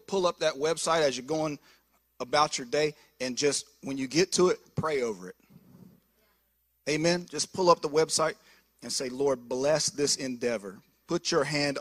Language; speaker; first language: English; native; English